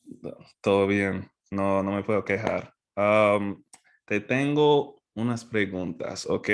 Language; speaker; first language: Spanish; non-native, fluent; English